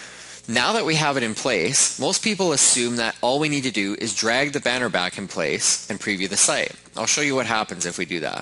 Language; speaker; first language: English; native; English